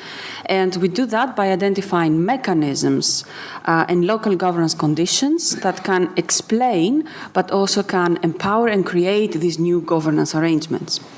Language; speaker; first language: English; non-native, fluent; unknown